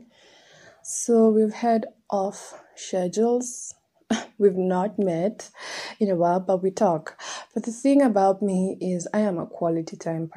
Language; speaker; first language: English; non-native, local second language; Swahili